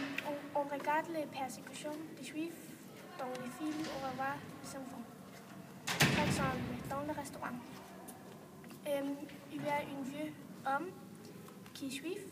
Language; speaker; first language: French; non-native, learner; Danish